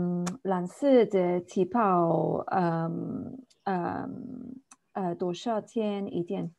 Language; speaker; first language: Chinese; non-native, learner; English